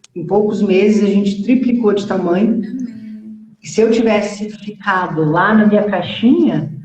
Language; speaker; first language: Portuguese; early bilingual, heritage; Portuguese